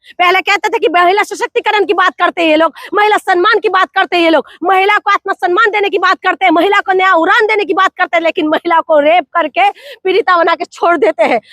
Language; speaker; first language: Hindi; non-native, local second language; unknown